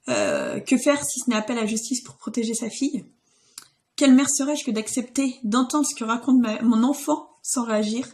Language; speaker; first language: French; native; French